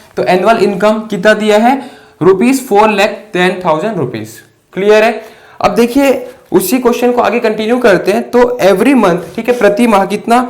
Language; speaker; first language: Hindi; native; Hindi